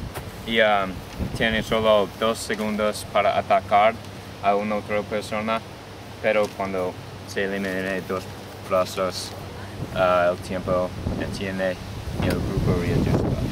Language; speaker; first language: Spanish; non-native, learner; English